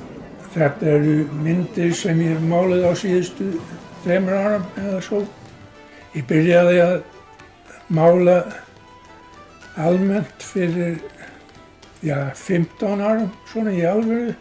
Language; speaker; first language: Icelandic; non-native, fluent; English